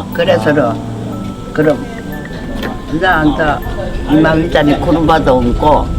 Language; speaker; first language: Korean; early bilingual, heritage; Korean